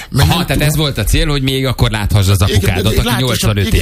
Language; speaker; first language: Hungarian; native; Hungarian